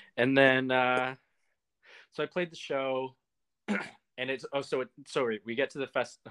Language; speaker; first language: English; native; English